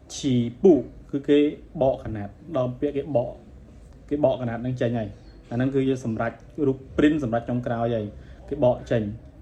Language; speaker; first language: Khmer; native; Khmer